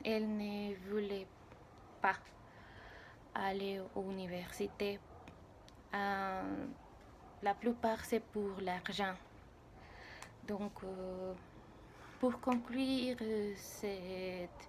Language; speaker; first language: French; non-native, learner; Spanish